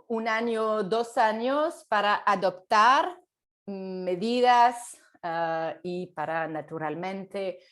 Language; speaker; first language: Spanish; non-native, fluent; French